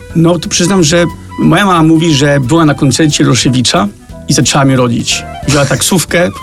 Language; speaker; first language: Polish; early bilingual, heritage; Danish